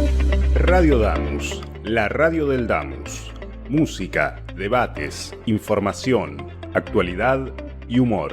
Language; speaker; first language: Spanish; native; Spanish